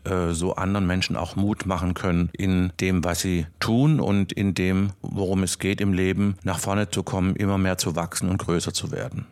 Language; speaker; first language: German; native; German